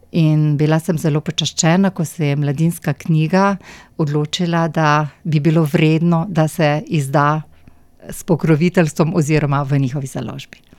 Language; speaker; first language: Slovenian; native; Slovenian